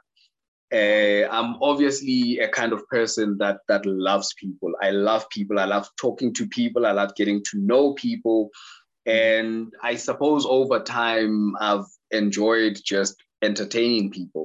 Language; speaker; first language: English; non-native, local second language; Zulu